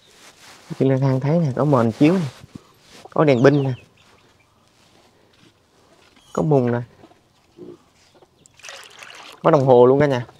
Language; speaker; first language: Vietnamese; native; Vietnamese